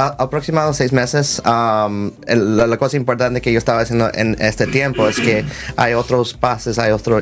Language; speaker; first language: Spanish; early bilingual, heritage; Spanish